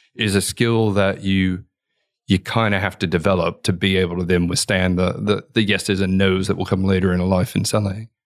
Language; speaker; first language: English; native; English